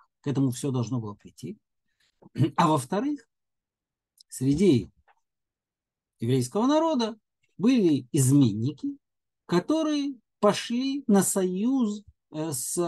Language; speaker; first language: Russian; native; Russian